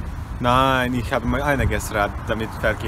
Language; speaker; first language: German; non-native, learner; Hungarian